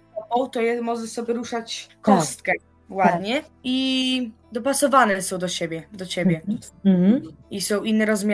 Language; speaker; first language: Polish; early bilingual, heritage; Polish